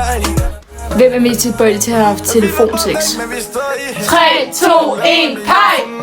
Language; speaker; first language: Danish; native; Danish